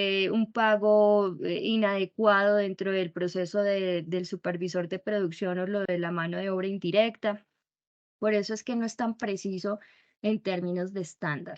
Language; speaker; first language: Spanish; native; Spanish